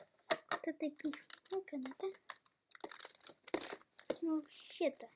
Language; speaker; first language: Russian; early bilingual, heritage; Russian